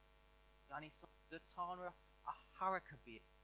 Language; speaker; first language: Turkish; non-native, learner; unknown